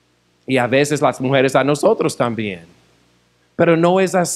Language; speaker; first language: Spanish; non-native, fluent; English